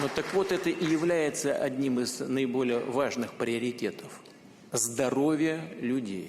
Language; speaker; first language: Russian; native; Russian